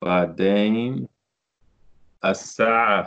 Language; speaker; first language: Arabic; non-native, learner; English